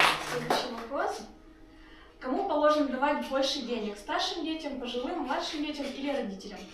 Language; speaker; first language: Russian; native; Russian